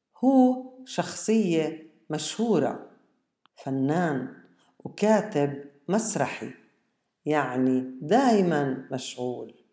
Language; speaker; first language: Arabic; native; Arabic